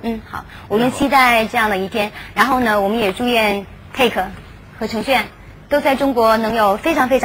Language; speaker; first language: Chinese; native; Chinese